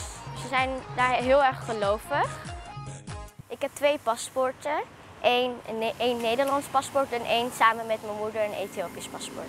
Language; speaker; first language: Dutch; early bilingual, other home language; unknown